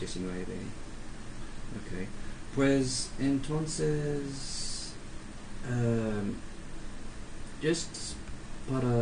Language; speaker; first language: Spanish; non-native, fluent; English